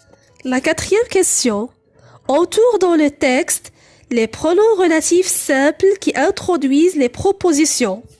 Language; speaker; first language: French; non-native, local second language; Arabic